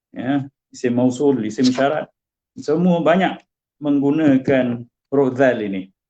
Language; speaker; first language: Malay; native; Malay